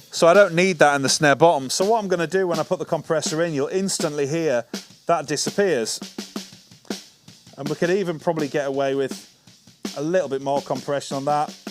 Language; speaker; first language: English; native; English